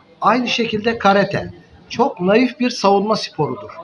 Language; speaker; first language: Turkish; native; Turkish